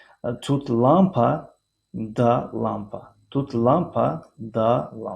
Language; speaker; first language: Russian; non-native, fluent; Tajik